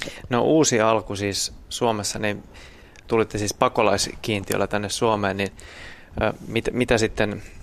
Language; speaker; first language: Finnish; native; Finnish